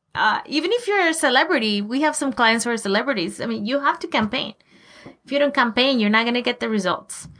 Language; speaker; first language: English; non-native, fluent; Spanish